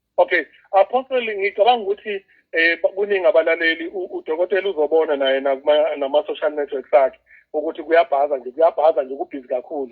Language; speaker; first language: Zulu; native; Zulu